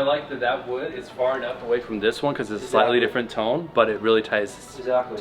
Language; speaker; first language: English; native; English